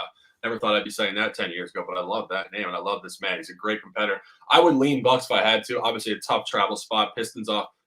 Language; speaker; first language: English; native; English